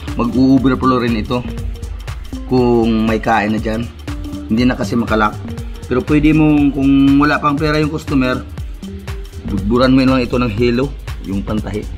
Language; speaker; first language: Filipino; non-native, local second language; Cebuano